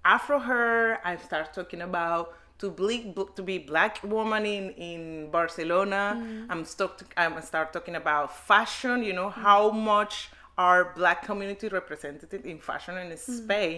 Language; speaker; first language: English; non-native, learner; Spanish